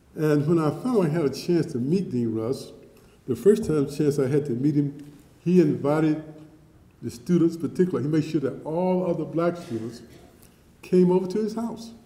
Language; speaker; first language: English; native; English